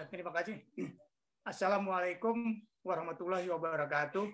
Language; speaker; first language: Indonesian; native; Indonesian